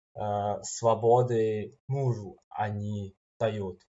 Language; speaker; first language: Russian; non-native, fluent; Chinese